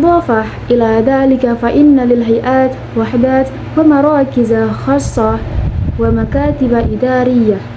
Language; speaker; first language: Arabic; non-native, learner; Indonesian